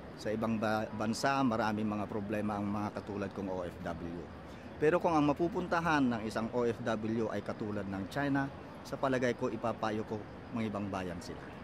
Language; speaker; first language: Filipino; non-native, local second language; Iloko